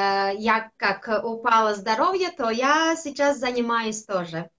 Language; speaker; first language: Russian; non-native, local second language; Latvian